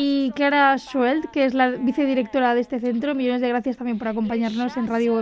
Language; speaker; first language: Spanish; native; Spanish